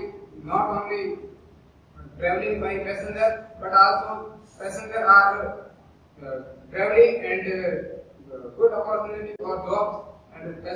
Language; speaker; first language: English; non-native, learner; Hindi